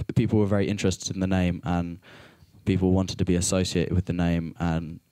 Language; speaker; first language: English; native; English